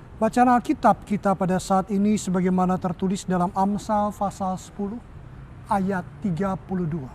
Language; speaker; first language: Indonesian; native; Indonesian